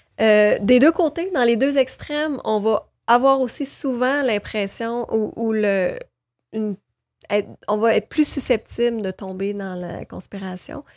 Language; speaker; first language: French; native; French